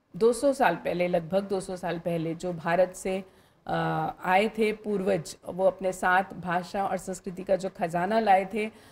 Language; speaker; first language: Hindi; native; Hindi